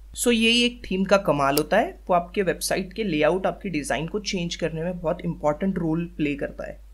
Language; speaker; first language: Hindi; native; Hindi